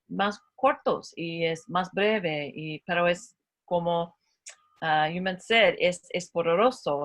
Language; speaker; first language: Spanish; non-native, learner; English